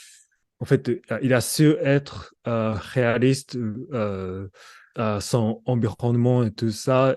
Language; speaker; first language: French; non-native, learner; Japanese